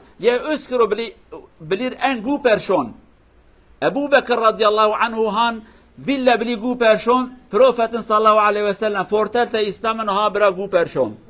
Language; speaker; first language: Norwegian; non-native, learner; Central Kurdish